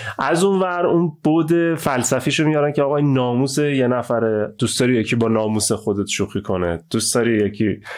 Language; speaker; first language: Persian; native; Persian